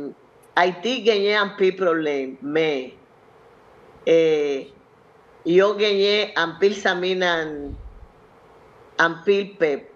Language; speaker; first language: Haitian Creole; non-native, learner; Spanish